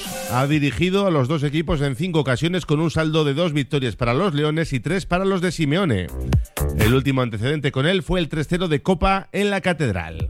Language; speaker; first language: Spanish; native; Spanish